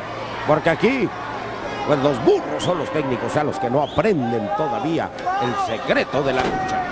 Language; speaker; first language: Spanish; native; Spanish